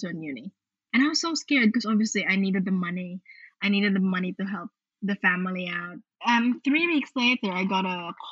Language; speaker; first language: English; non-native, local second language; Filipino